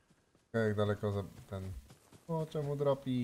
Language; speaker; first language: Polish; native; Polish